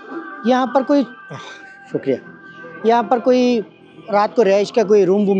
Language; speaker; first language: Hindi; non-native, learner; Bangla